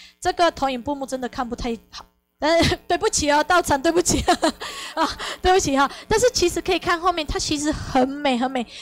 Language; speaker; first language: Chinese; non-native, fluent; Spanish